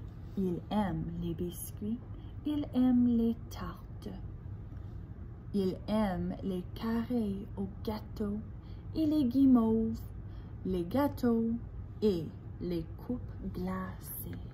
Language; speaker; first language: French; non-native, fluent; English